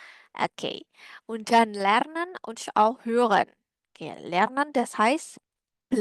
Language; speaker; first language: German; non-native, learner; Indonesian